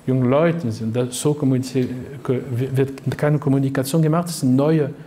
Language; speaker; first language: German; non-native, fluent; French